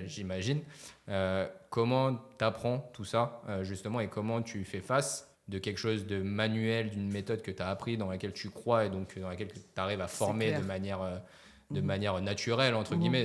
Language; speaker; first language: French; native; French